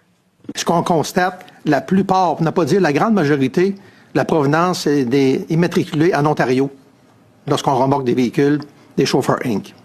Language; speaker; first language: French; native; French